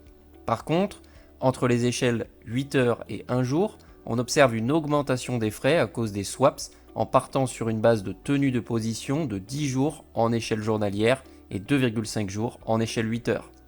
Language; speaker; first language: French; native; French